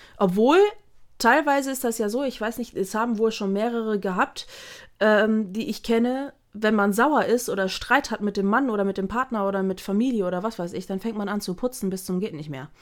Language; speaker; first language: German; early bilingual, other home language; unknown